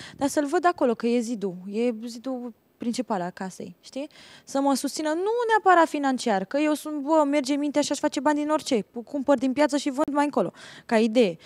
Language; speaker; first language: Romanian; native; Romanian